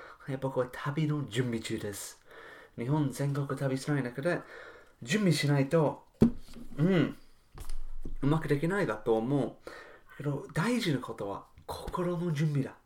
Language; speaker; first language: Japanese; non-native, learner; English